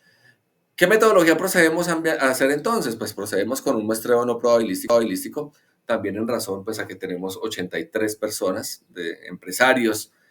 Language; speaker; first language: Spanish; native; Spanish